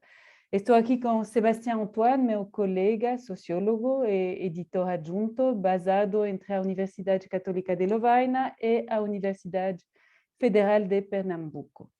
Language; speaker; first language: Portuguese; non-native, fluent; Spanish